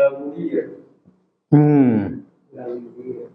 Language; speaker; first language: Arabic; non-native, learner; Indonesian